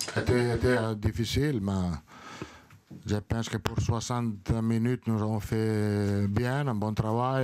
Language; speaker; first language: French; non-native, learner; Italian